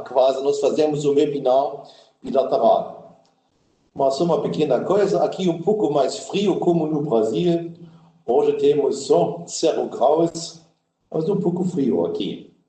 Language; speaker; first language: Portuguese; non-native, learner; German